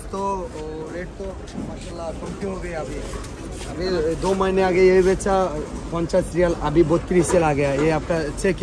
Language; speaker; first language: Hindi; non-native, learner; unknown